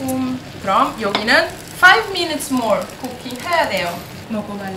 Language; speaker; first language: Korean; non-native, learner; Italian